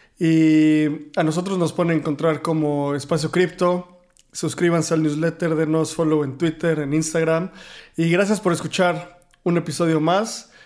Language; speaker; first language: Spanish; native; Spanish